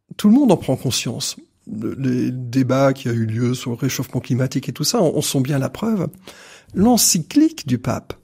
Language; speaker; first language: French; native; French